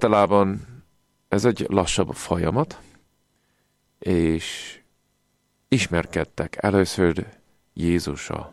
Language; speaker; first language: Hungarian; non-native, fluent; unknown